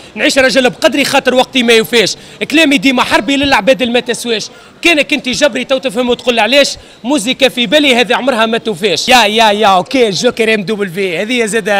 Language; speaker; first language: Arabic; native; Arabic